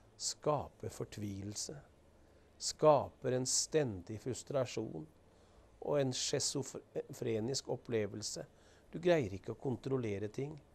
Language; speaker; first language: Norwegian; native; Norwegian